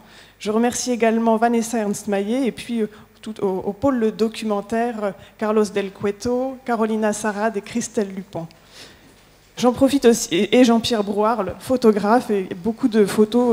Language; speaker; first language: French; native; French